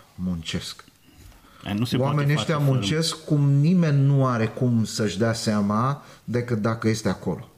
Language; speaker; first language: Romanian; native; Romanian